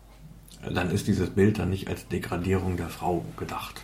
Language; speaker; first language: German; native; German